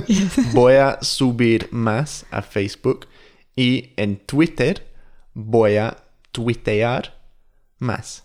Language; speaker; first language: Spanish; non-native, fluent; English